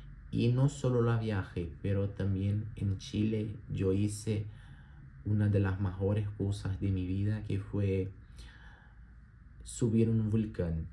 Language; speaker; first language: Spanish; non-native, learner; Portuguese